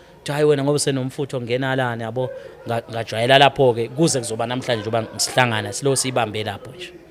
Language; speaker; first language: Zulu; native; Zulu